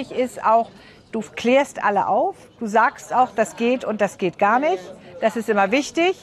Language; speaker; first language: German; native; German